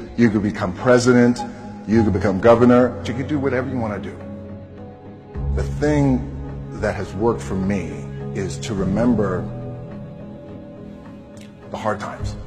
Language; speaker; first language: English; native; English